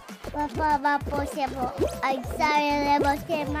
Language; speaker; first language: Italian; early bilingual, heritage; Italian